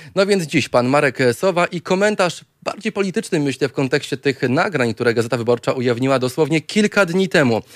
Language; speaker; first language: Polish; native; Polish